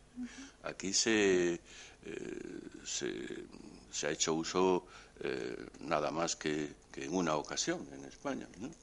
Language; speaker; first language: Spanish; native; Spanish